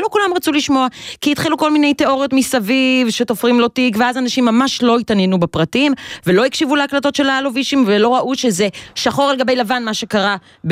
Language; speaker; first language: Hebrew; native; Hebrew